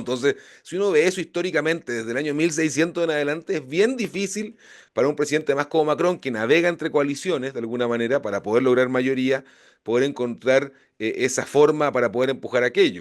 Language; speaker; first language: Spanish; native; Spanish